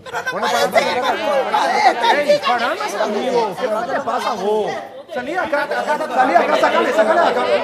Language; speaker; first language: Spanish; native; Spanish